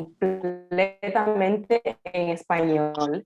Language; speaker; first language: Spanish; early bilingual, heritage; English